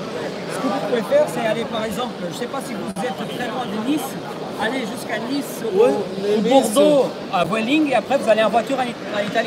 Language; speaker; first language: French; non-native, fluent; Spanish